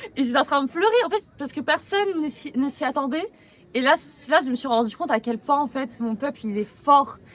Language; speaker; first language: French; native; French